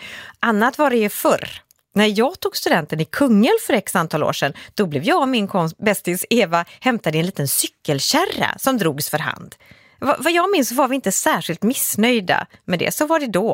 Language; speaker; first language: Swedish; native; Swedish